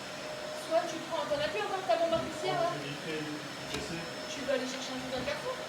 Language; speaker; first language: French; native; French